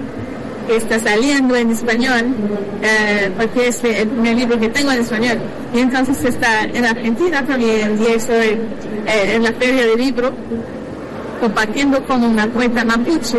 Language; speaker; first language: Spanish; non-native, learner; French